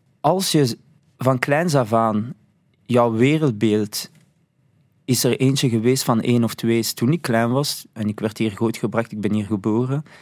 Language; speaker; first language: Dutch; early bilingual, other home language; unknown